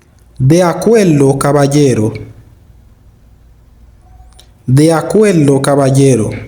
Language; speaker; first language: Spanish; non-native, fluent; Haitian Creole